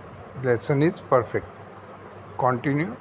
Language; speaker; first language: English; non-native, local second language; Hindi